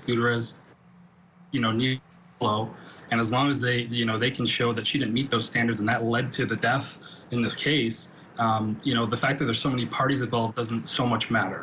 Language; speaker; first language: English; native; English